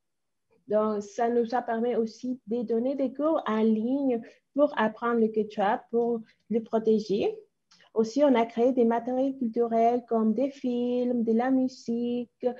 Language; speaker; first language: French; non-native, fluent; Spanish